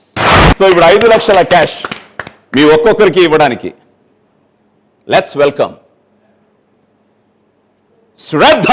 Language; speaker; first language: Telugu; native; Telugu